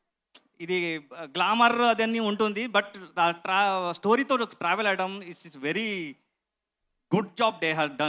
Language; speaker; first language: Telugu; non-native, learner; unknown